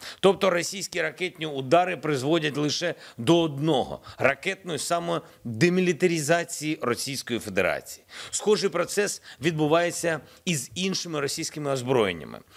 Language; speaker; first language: Ukrainian; non-native, local second language; Russian